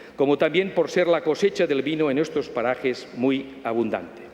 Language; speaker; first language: Spanish; non-native, local second language; Catalan